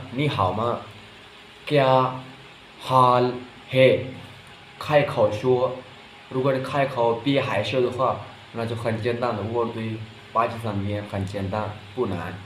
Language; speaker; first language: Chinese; non-native, fluent; Urdu